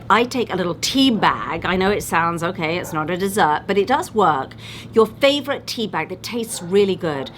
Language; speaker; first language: English; native; English